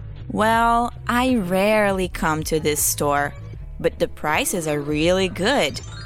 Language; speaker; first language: English; non-native, fluent; Portuguese